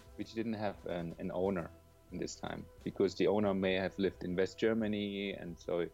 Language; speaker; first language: English; non-native, fluent; German